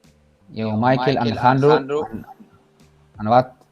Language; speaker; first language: English; non-native, learner; Arabic